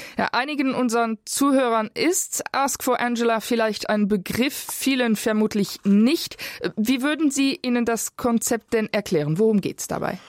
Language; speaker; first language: German; non-native, local second language; Luxembourgish